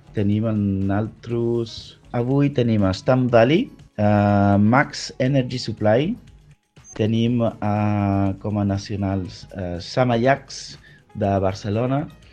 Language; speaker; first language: Catalan; non-native, local second language; Spanish